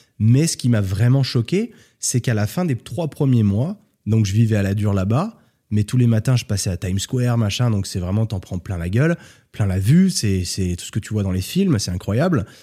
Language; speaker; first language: French; native; French